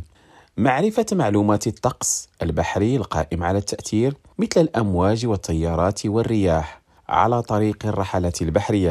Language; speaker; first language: Arabic; non-native, fluent; Indonesian